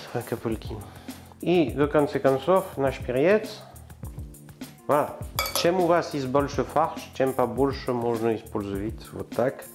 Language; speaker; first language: Russian; non-native, learner; French